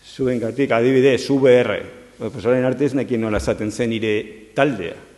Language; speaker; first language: Basque; non-native, local second language; Spanish